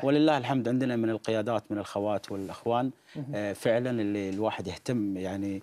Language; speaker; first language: Arabic; native; Arabic